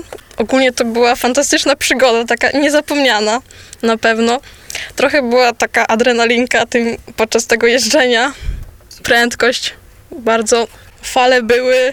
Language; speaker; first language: Polish; native; Polish